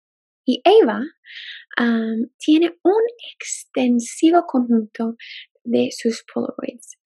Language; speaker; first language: Spanish; non-native, fluent; English